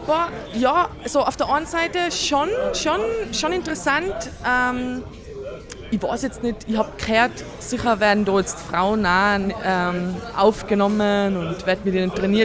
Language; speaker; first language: German; native; German